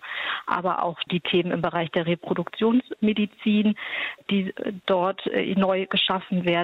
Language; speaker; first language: German; native; German